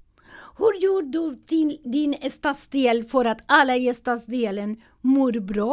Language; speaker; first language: Swedish; non-native, learner; Spanish